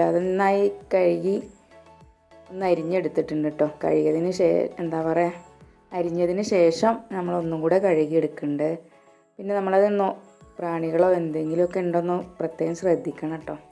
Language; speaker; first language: Malayalam; native; Malayalam